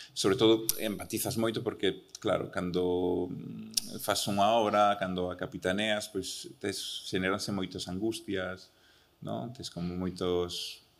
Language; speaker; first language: Galician; early bilingual, heritage; Galician